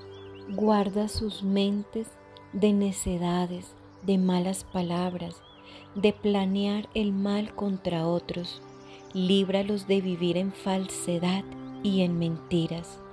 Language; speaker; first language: Spanish; native; Spanish